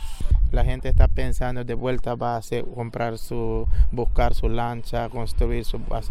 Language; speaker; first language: Spanish; non-native, local second language; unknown